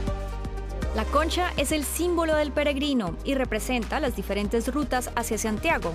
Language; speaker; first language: Spanish; native; Spanish